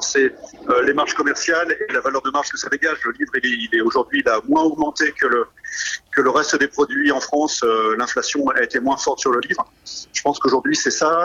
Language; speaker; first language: French; native; French